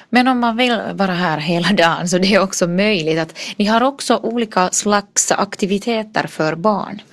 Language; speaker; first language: Swedish; non-native, local second language; Finnish